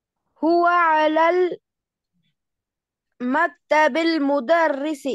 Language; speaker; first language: Arabic; non-native, learner; Urdu